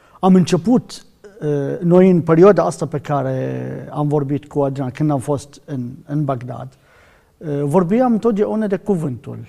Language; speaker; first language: Romanian; non-native, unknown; Arabic